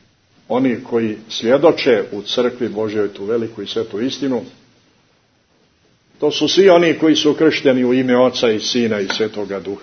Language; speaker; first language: Croatian; native; Croatian